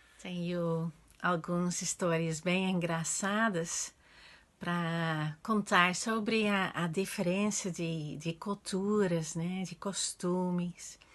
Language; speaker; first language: Portuguese; non-native, fluent; Dutch